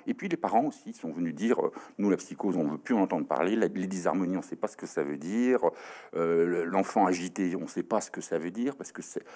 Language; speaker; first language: French; native; French